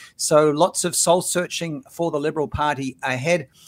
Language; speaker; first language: English; native; English